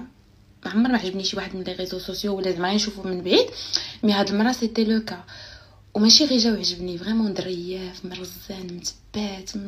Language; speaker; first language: Arabic; native; Arabic